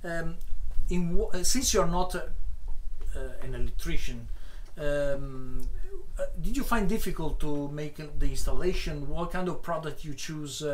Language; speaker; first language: English; non-native, learner; Italian